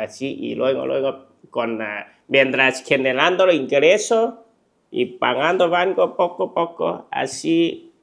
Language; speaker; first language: Spanish; non-native, learner; Chinese